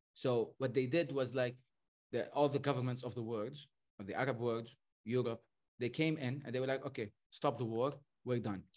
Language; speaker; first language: English; non-native, fluent; Arabic